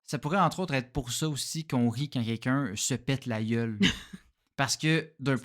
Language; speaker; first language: French; native; French